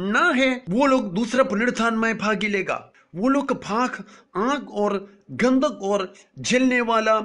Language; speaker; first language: Hindi; non-native, local second language; Malayalam